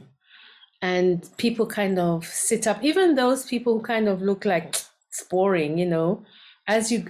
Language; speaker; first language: English; non-native, local second language; Ganda